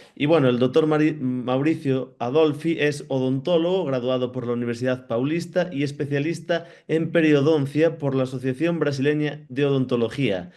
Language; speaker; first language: Spanish; native; Spanish